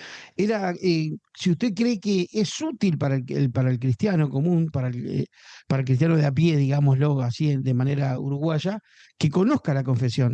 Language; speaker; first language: Spanish; native; Spanish